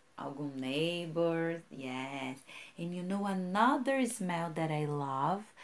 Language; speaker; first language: English; non-native, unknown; Portuguese